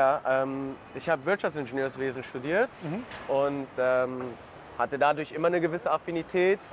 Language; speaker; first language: German; native; German